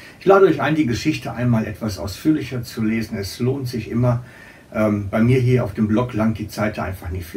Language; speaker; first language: German; native; German